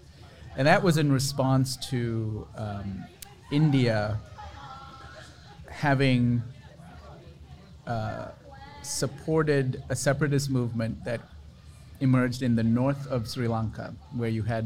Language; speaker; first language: English; non-native, local second language; Sinhala